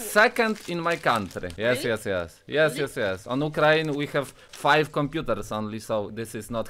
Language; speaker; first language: English; non-native, learner; Polish